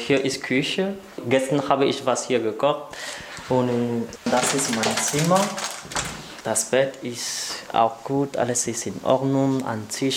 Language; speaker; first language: German; non-native, learner; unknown